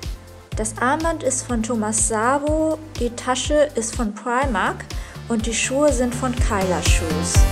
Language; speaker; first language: German; native; German